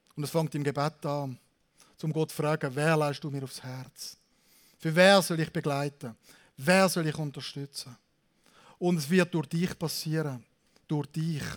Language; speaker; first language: German; native; German